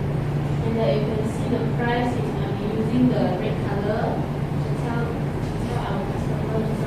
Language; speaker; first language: English; non-native, learner; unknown